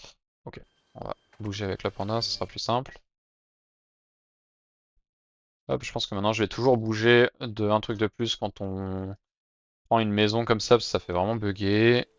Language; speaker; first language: French; native; French